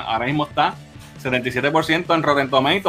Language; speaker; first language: Spanish; native; Spanish